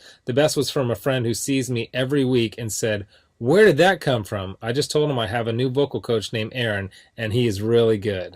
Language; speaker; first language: English; native; English